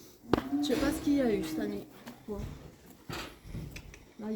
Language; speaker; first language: French; native; French